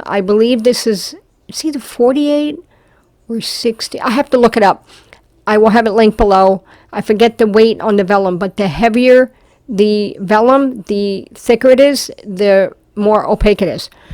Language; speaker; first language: English; native; English